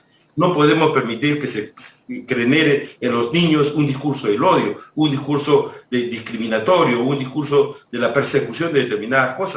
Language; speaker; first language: Spanish; native; Spanish